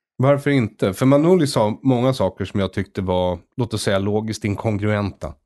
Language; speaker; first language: Swedish; native; Swedish